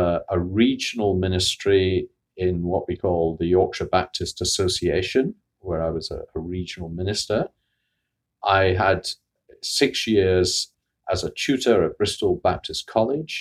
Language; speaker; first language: English; native; English